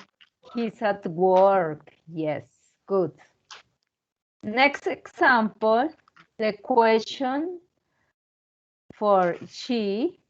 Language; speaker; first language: English; non-native, learner; Spanish